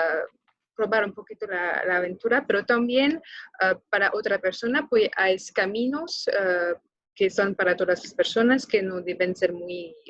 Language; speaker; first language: Spanish; non-native, fluent; French